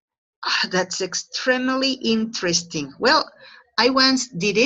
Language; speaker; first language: English; non-native, fluent; Spanish